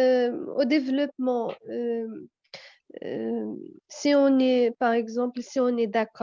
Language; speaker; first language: French; non-native, learner; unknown